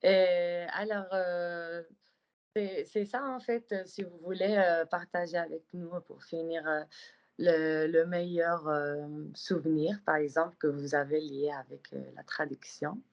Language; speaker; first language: French; non-native, fluent; Spanish